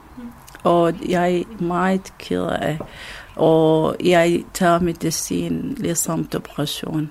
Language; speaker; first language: Danish; non-native, learner; Arabic